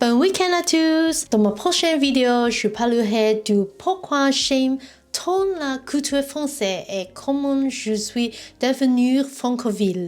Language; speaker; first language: French; non-native, learner; Cantonese